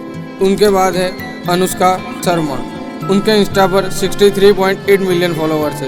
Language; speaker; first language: Hindi; native; Hindi